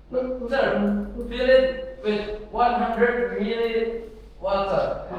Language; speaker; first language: English; non-native, learner; Indonesian